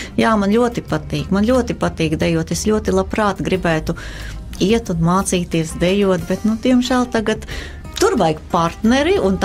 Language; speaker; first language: Latvian; native; Latvian